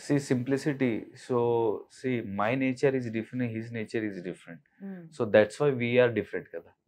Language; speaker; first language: Telugu; non-native, local second language; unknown